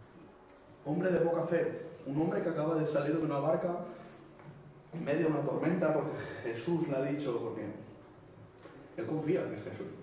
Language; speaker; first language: Spanish; native; Spanish